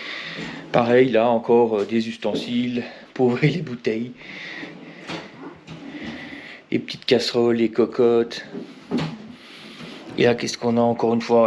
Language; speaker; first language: French; native; French